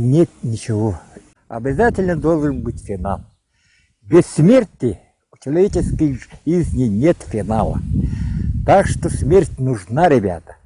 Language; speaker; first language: Russian; non-native, local second language; Yakut